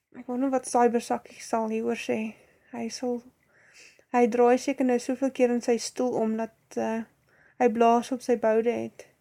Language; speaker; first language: Afrikaans; native; Afrikaans